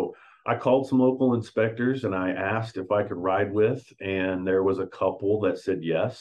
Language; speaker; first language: English; native; English